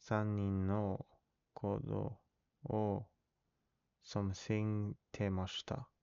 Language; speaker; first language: Japanese; non-native, learner; English